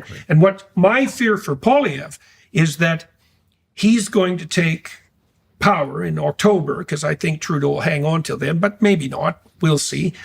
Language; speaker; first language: English; native; English